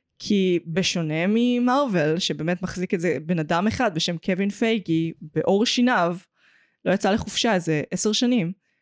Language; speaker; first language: Hebrew; native; Hebrew